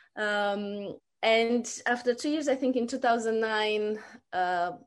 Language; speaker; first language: English; non-native, fluent; Romanian